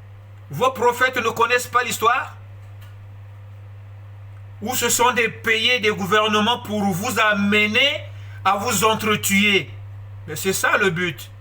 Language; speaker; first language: French; non-native, local second language; Kongo